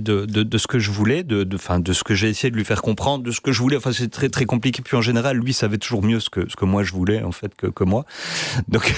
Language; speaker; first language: French; native; French